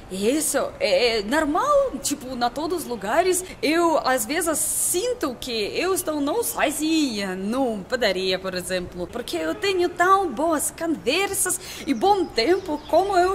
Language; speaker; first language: Portuguese; non-native, learner; Russian